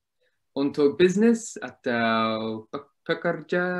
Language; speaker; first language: Indonesian; non-native, learner; English